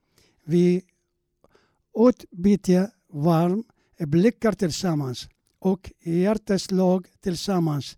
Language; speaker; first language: Swedish; non-native, learner; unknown